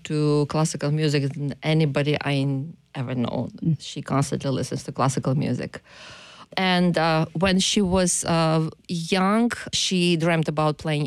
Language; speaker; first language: English; non-native, fluent; Ukrainian